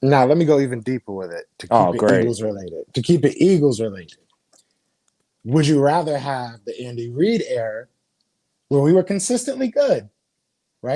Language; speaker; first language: English; native; English